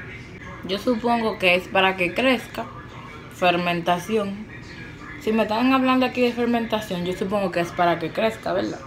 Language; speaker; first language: Spanish; native; Spanish